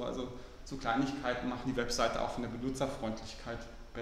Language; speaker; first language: German; native; German